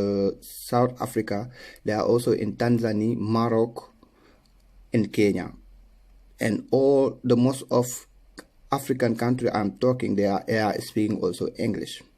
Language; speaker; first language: English; non-native, learner; Wolof